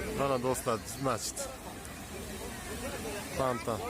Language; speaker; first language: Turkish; non-native, learner; Uzbek